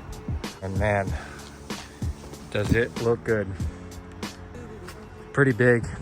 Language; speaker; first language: English; native; English